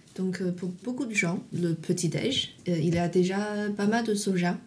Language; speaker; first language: French; non-native, fluent; Chinese